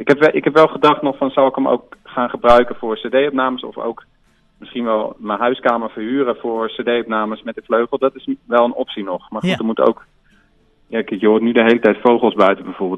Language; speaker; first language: Dutch; native; Dutch